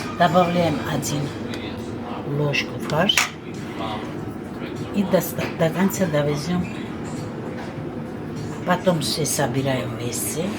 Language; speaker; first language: Russian; non-native, learner; Georgian